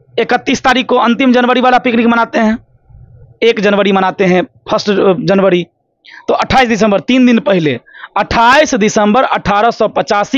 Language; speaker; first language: Hindi; native; Hindi